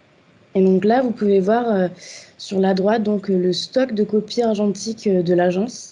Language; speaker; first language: French; native; French